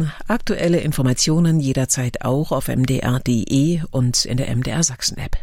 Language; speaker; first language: German; native; German